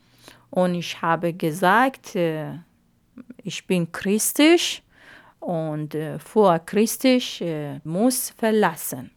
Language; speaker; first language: German; non-native, learner; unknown